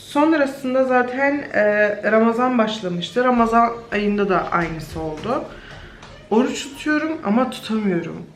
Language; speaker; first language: Turkish; early bilingual, heritage; Turkish